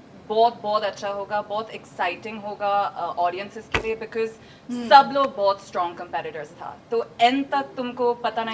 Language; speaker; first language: Hindi; non-native, local second language; English